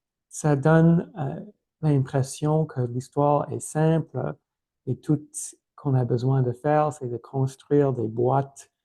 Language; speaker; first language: French; non-native, fluent; English